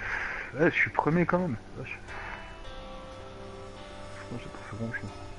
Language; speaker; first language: French; native; French